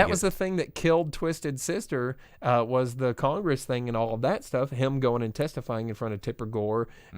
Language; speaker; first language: English; native; English